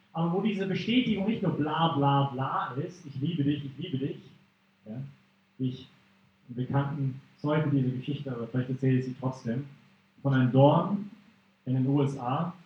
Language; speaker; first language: German; non-native, fluent; English